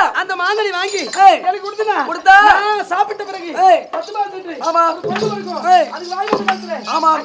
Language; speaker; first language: Tamil; native; Tamil